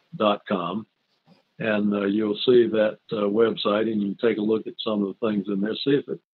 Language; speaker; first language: English; native; English